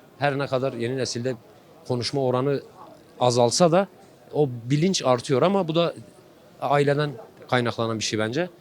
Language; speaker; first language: Turkish; non-native, local second language; Kurdish